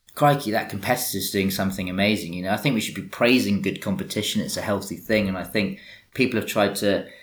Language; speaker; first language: English; native; English